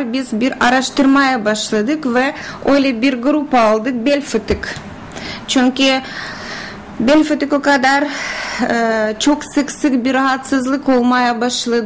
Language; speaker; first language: Turkish; non-native, learner; Russian